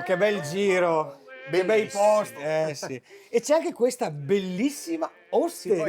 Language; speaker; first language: Italian; native; Italian